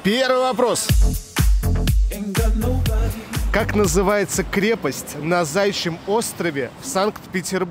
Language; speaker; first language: Russian; native; Russian